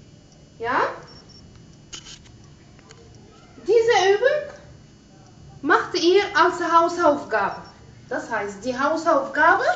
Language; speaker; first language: German; non-native, fluent; Arabic